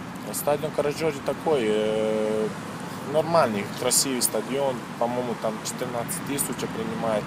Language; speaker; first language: Russian; non-native, learner; Serbian